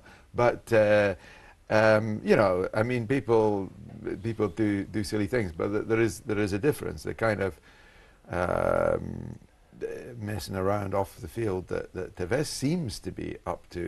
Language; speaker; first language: English; native; English